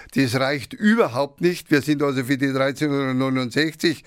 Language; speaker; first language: German; native; German